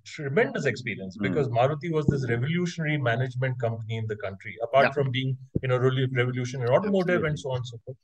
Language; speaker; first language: English; non-native, local second language; Hindi